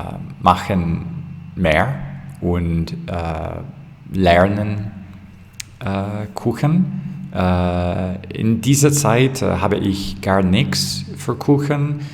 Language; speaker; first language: German; non-native, learner; English